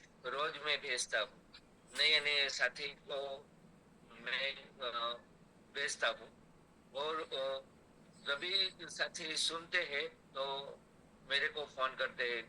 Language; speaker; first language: Hindi; non-native, local second language; Gujarati